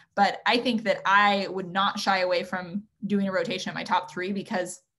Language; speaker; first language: English; native; English